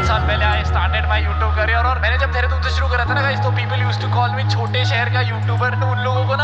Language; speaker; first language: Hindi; native; Hindi